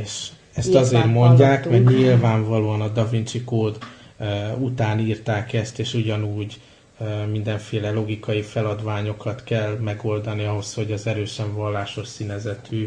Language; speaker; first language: Hungarian; native; Hungarian